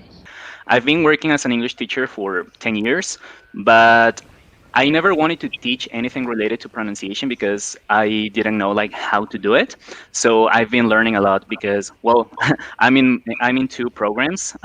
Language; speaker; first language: English; non-native, fluent; Spanish